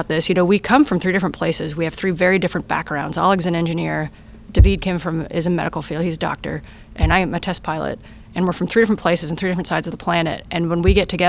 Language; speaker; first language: English; native; English